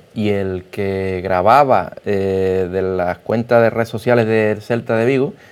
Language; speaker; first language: Spanish; native; Spanish